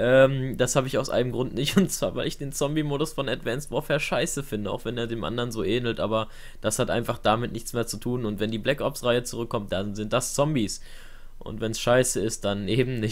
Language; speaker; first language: German; native; German